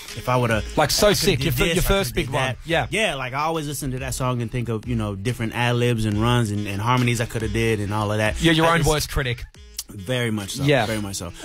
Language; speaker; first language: English; native; English